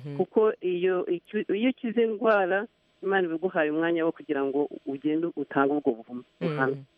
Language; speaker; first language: Kinyarwanda; early bilingual, heritage; Kinyarwanda